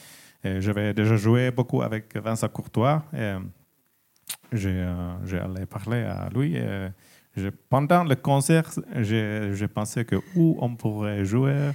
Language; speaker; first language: French; non-native, learner; Finnish